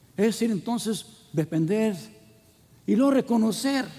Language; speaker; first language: Spanish; non-native, fluent; English